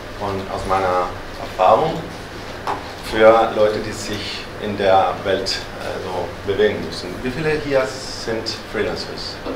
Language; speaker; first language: German; non-native, fluent; Spanish